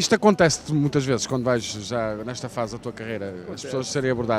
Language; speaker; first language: Portuguese; native; Portuguese